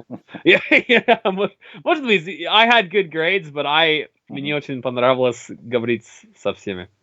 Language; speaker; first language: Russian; non-native, learner; English